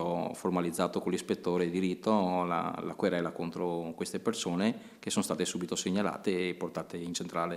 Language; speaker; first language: Italian; native; Italian